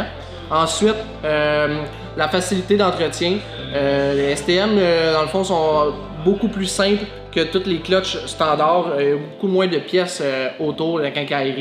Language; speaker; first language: French; native; French